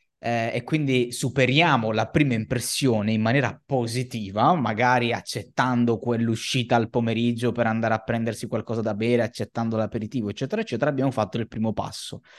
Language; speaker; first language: Italian; native; Italian